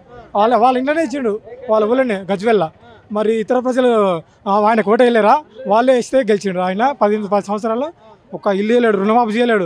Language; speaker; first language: Telugu; native; Telugu